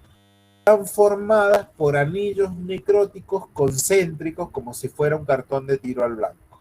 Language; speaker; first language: Spanish; native; Spanish